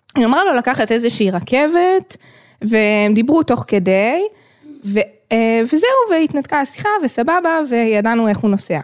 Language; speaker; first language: Hebrew; native; Hebrew